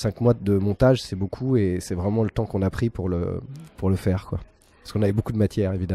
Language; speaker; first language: French; native; French